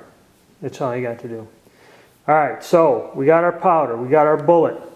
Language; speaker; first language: English; native; English